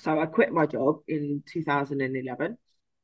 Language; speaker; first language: English; native; English